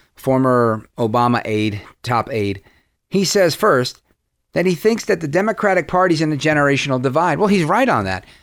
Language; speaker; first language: English; early bilingual, other home language; Spanish